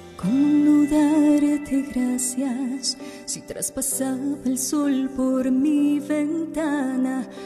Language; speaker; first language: Spanish; native; Spanish